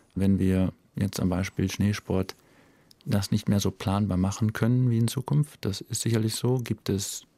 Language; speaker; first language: German; native; German